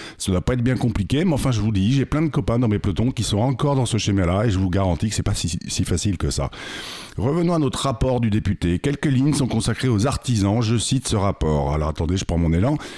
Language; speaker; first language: French; native; French